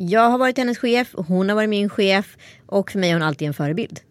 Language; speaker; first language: Swedish; native; Swedish